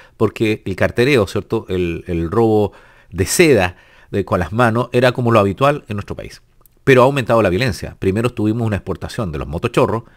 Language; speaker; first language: Spanish; native; Spanish